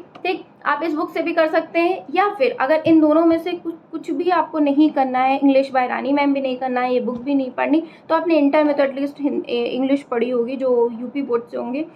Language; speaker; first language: Hindi; native; Hindi